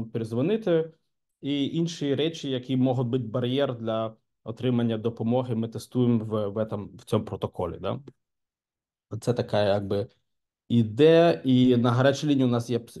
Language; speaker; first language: Ukrainian; non-native, local second language; Russian